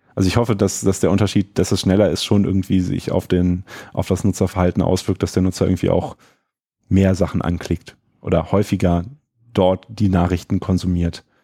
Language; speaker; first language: German; native; German